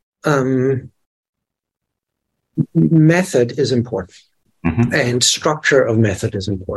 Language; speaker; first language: English; non-native, fluent; Danish